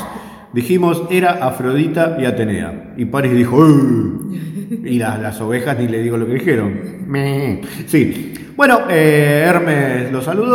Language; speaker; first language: Spanish; native; Spanish